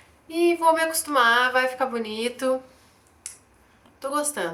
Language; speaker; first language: Portuguese; native; Portuguese